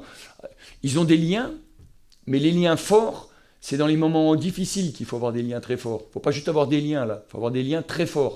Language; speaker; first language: French; native; French